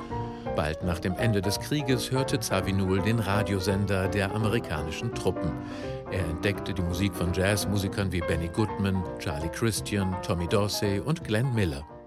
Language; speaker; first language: German; native; German